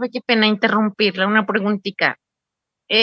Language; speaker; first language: Spanish; native; Spanish